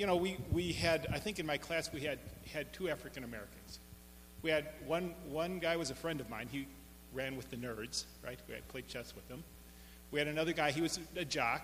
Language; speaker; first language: English; native; English